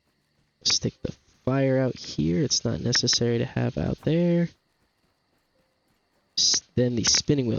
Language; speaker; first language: English; native; English